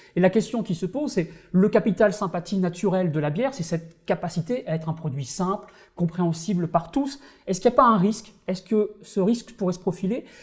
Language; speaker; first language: French; native; French